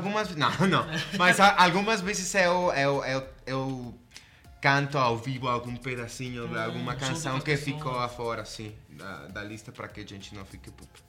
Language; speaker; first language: Portuguese; non-native, fluent; Spanish